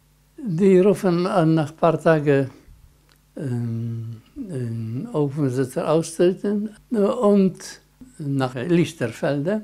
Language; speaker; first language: German; non-native, learner; Polish